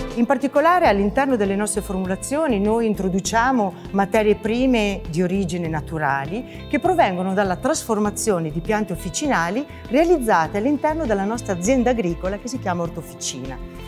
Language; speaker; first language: Italian; native; Italian